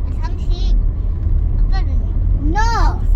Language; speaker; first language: Korean; early bilingual, other home language; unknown